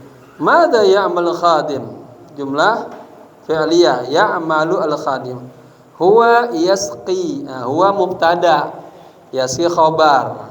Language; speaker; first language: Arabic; non-native, fluent; Indonesian